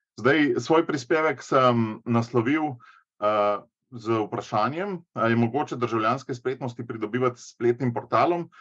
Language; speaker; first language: Slovenian; native; Slovenian